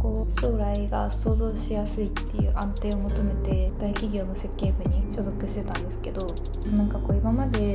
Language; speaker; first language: Japanese; native; Japanese